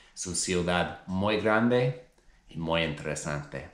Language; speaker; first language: Spanish; non-native, fluent; English